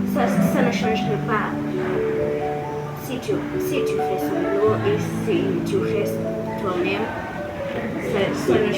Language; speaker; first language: French; non-native, learner; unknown